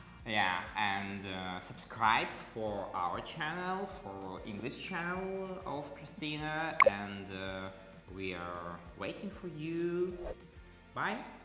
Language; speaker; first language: English; non-native, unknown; Russian